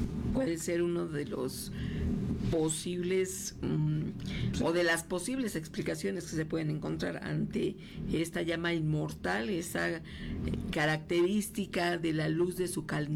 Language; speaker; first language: Spanish; native; Spanish